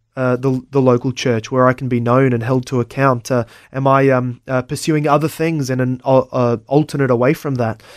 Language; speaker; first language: English; native; English